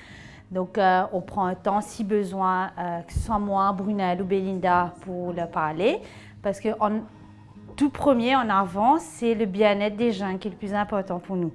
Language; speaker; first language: French; native; French